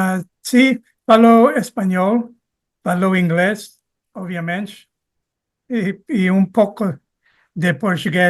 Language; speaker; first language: Portuguese; non-native, learner; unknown